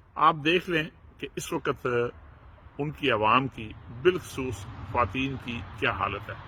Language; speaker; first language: Urdu; non-native, local second language; Punjabi